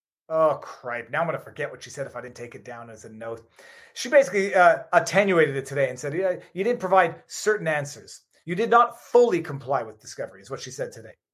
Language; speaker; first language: English; native; English